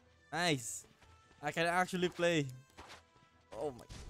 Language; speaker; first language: English; non-native, local second language; Filipino